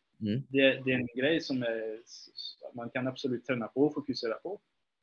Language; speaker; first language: Swedish; non-native, fluent; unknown